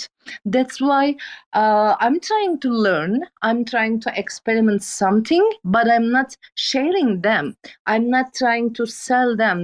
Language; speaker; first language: English; non-native, fluent; Turkish